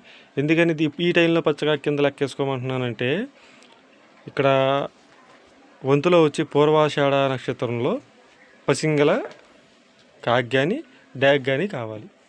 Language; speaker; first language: Telugu; native; Telugu